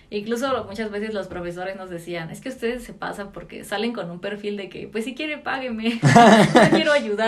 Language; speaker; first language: Spanish; native; Spanish